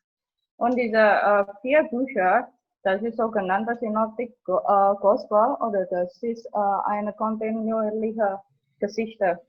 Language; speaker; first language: German; non-native, fluent; Indonesian